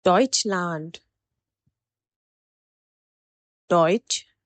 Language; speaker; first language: German; non-native, fluent; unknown